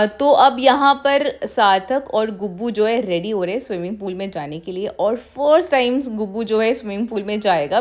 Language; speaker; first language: Hindi; non-native, local second language; Bangla